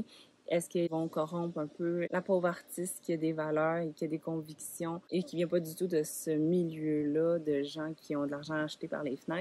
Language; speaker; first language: French; native; French